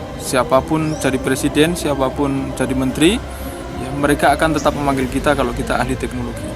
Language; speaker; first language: Indonesian; non-native, local second language; Javanese